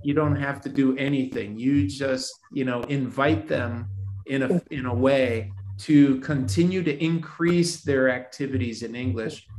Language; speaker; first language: English; native; English